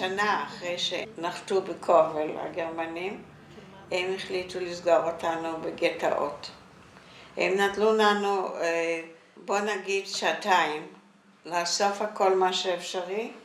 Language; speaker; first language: Hebrew; non-native, fluent; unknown